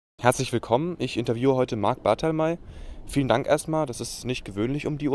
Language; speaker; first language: German; native; German